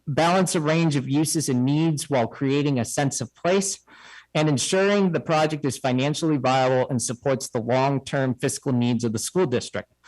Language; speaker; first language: English; native; English